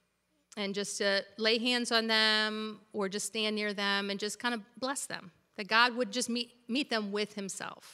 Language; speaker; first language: English; native; English